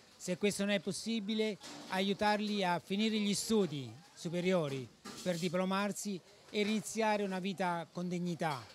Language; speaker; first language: Italian; native; Italian